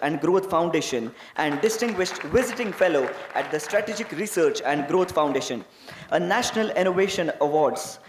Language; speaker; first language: English; non-native, local second language; Marathi